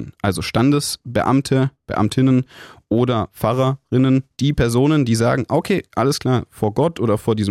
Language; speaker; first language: German; native; German